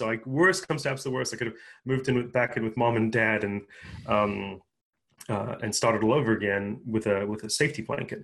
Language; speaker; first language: English; native; English